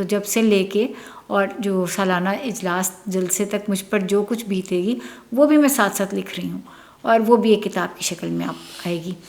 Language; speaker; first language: Urdu; native; Urdu